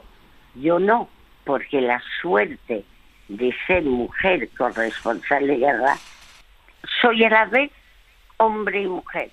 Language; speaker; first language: Spanish; early bilingual, other home language; French